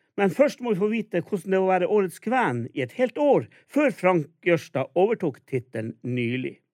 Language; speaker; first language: Norwegian; native; Norwegian